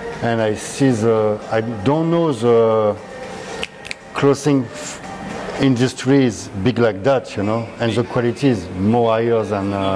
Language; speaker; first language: English; non-native, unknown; French